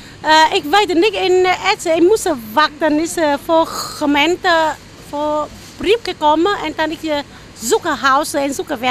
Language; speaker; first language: Dutch; non-native, learner; Vietnamese